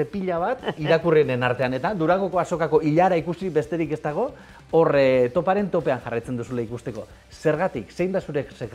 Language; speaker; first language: Basque; native; Basque